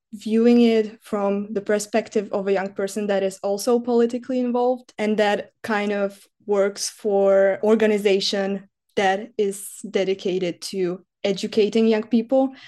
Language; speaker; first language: English; non-native, fluent; Slovak